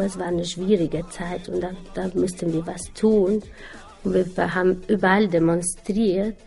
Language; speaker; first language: German; non-native, learner; Albanian